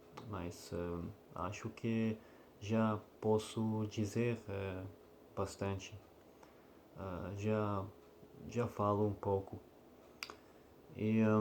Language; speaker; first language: Portuguese; non-native, learner; Russian